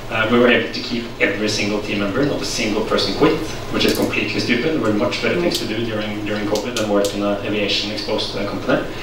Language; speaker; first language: English; non-native, fluent; Norwegian